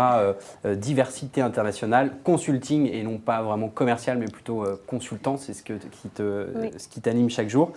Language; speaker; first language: French; native; French